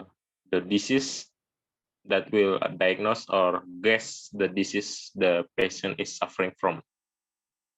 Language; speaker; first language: English; non-native, learner; Indonesian